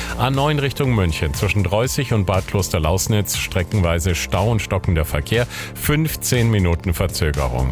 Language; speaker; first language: German; native; German